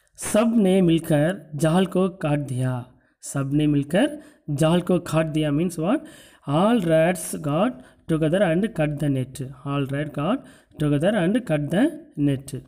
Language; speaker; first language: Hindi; non-native, local second language; Tamil